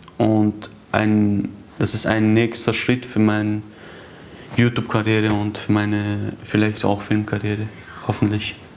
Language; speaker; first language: German; early bilingual, other home language; Chechen